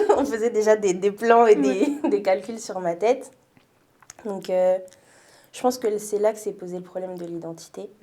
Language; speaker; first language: French; native; French